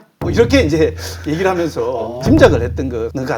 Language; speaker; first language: Korean; native; Korean